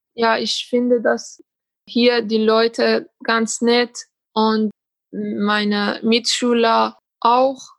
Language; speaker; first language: German; non-native, learner; Persian